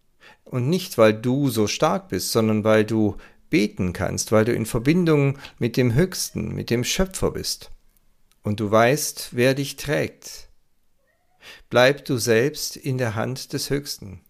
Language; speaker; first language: German; native; German